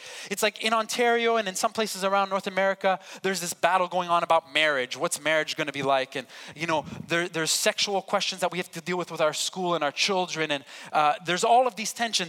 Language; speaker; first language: English; native; English